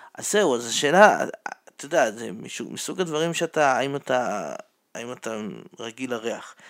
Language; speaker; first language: Hebrew; non-native, fluent; Russian